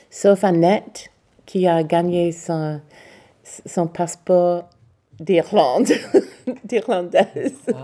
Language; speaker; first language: French; non-native, learner; English